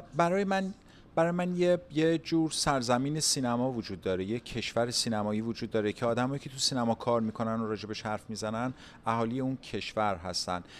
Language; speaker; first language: Persian; native; Persian